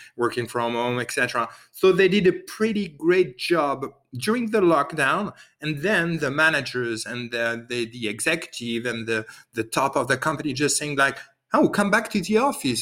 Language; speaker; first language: English; non-native, fluent; French